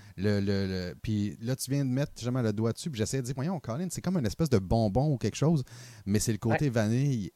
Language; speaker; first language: French; native; French